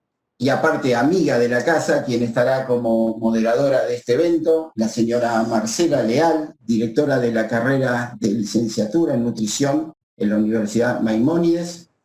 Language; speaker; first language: Spanish; native; Spanish